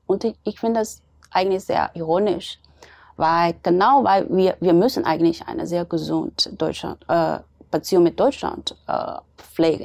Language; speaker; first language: German; non-native, fluent; Chinese